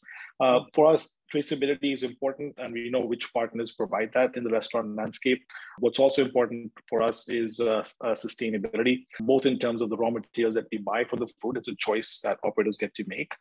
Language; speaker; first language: English; non-native, local second language; Hindi